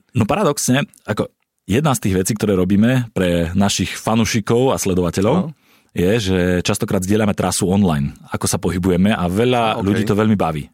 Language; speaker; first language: Slovak; native; Slovak